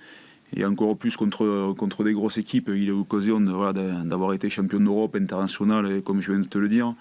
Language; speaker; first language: French; native; French